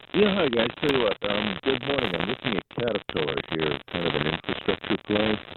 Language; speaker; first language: English; native; English